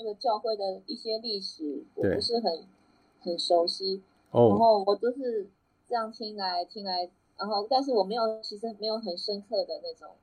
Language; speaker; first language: Chinese; native; Chinese